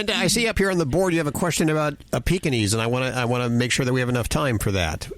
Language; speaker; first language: English; native; English